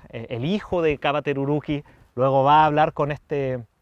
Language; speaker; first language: Spanish; native; Spanish